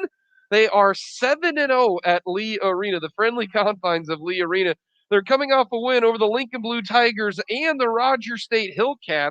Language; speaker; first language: English; native; English